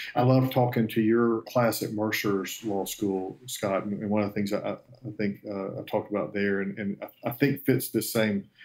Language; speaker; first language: English; native; English